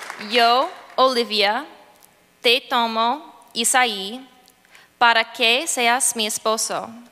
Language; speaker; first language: Spanish; non-native, learner; English